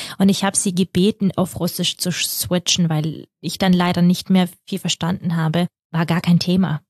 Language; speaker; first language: German; early bilingual, other home language; Russian